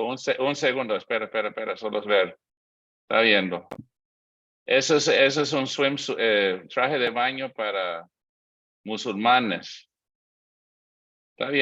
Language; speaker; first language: Spanish; non-native, fluent; English